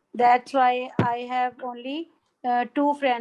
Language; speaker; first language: English; non-native, learner; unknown